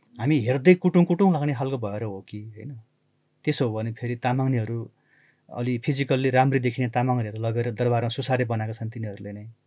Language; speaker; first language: Nepali; native; Nepali